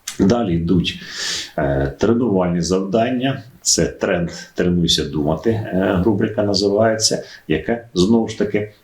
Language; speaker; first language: Ukrainian; native; Ukrainian